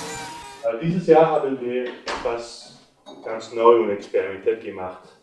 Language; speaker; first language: German; non-native, local second language; French